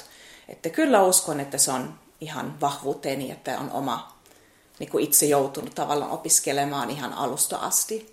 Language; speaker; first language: Finnish; non-native, fluent; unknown